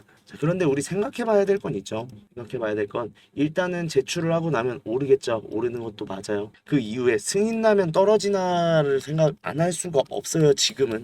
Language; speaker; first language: Korean; native; Korean